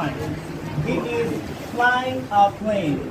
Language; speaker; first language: English; non-native, fluent; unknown